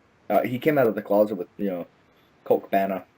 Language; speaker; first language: English; native; English